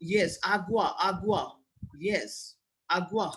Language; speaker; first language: Spanish; non-native, learner; Hindi